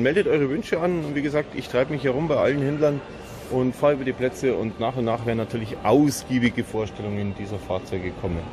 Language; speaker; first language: German; native; German